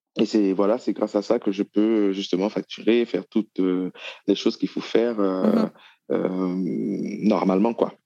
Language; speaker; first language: French; non-native, local second language; Haitian Creole